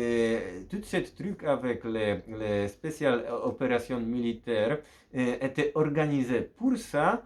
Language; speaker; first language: French; non-native, fluent; Polish